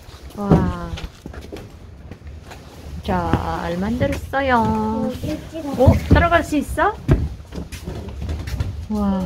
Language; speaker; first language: Korean; non-native, learner; Filipino